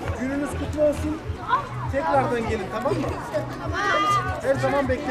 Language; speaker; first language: Turkish; native; Turkish